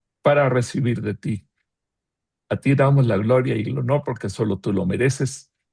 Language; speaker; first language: Spanish; native; Spanish